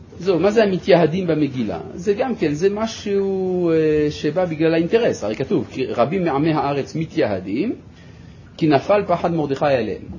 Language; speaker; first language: Hebrew; non-native, fluent; French